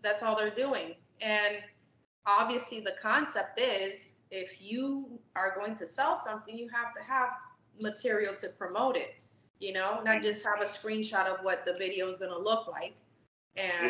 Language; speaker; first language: English; native; English